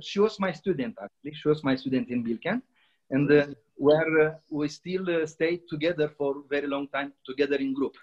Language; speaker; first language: English; non-native, learner; Romanian